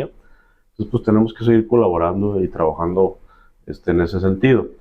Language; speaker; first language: Spanish; native; Spanish